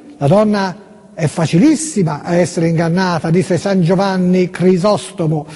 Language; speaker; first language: Italian; native; Italian